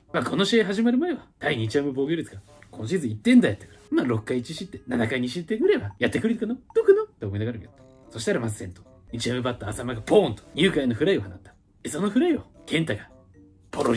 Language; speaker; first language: Japanese; native; Japanese